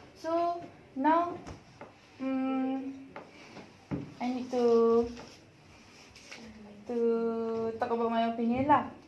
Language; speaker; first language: English; non-native, learner; Malay